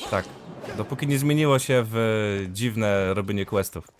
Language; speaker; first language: Polish; native; Polish